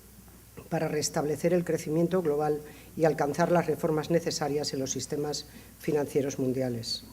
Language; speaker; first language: Spanish; native; Spanish